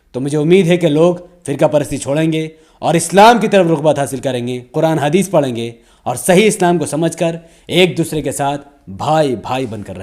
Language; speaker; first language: Hindi; native; Hindi